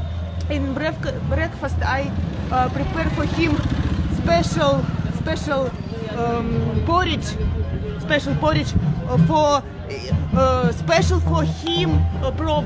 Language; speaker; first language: English; non-native, learner; Russian